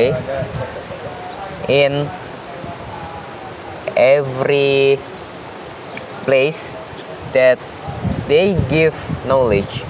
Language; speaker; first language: English; non-native, learner; Indonesian